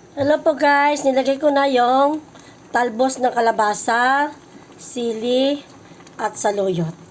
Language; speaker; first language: Filipino; non-native, local second language; Hiligaynon